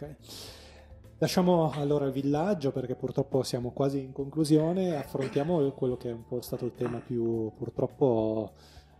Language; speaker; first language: Italian; native; Italian